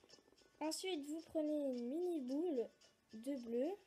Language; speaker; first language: French; native; French